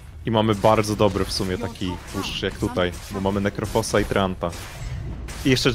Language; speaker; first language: Polish; native; Polish